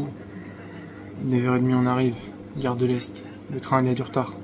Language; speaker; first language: French; native; French